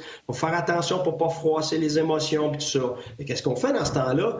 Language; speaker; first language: French; native; French